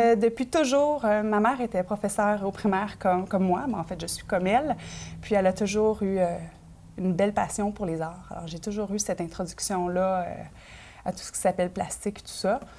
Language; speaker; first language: French; native; French